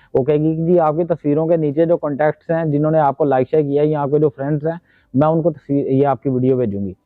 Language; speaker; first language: Urdu; non-native, local second language; Punjabi